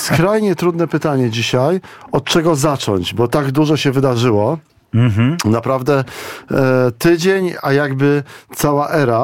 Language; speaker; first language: Polish; native; Polish